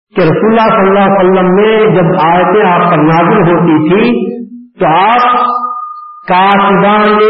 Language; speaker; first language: Urdu; native; Urdu